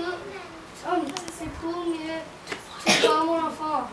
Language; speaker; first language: French; non-native, learner; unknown